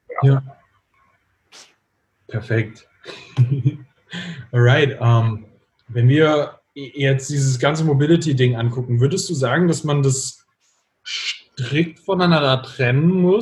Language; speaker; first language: German; native; German